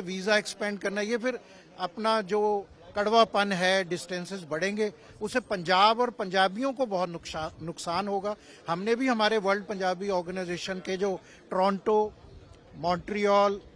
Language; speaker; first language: Hindi; non-native, local second language; Punjabi